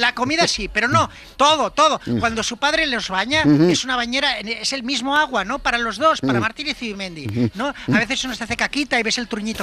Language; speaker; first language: Spanish; native; Spanish